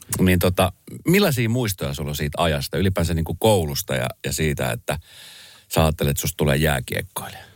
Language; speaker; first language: Finnish; early bilingual, other home language; Spanish